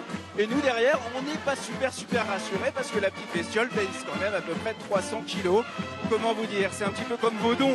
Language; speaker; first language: French; native; French